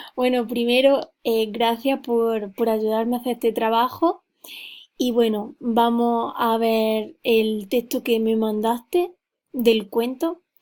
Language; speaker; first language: Spanish; native; Spanish